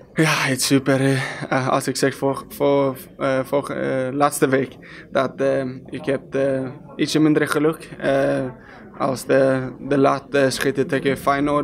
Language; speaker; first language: Dutch; non-native, learner; Swedish